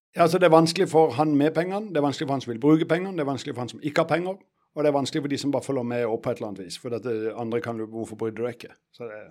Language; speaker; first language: Norwegian; native; Norwegian